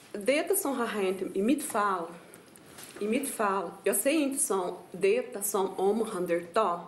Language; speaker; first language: Swedish; non-native, fluent; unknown